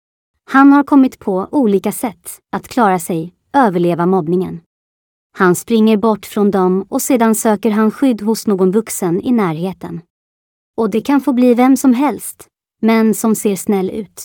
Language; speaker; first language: Swedish; native; Swedish